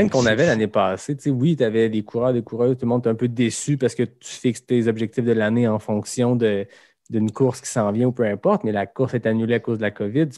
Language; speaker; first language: French; native; French